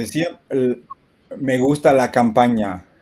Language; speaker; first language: Spanish; non-native, fluent; English